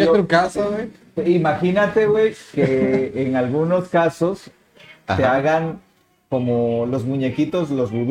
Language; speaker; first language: Spanish; native; Spanish